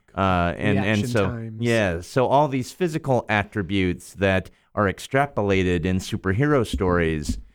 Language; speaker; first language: English; native; English